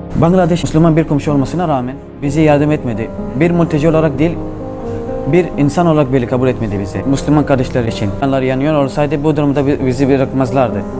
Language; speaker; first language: Turkish; early bilingual, other home language; Arabic